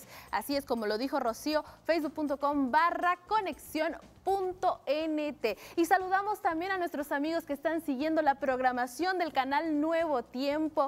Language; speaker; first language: Spanish; native; Spanish